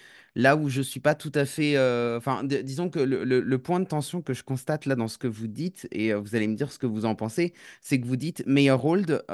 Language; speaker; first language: French; native; French